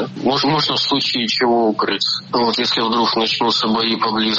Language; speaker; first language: Russian; native; Russian